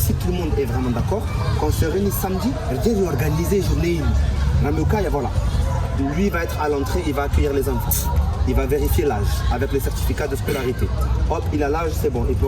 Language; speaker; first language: French; native; French